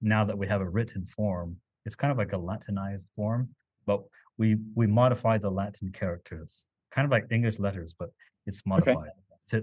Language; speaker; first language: English; early bilingual, other home language; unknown